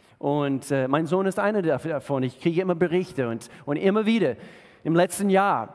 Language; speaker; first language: German; non-native, fluent; English